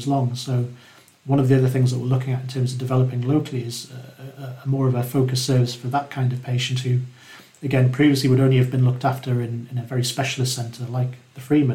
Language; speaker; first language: English; native; English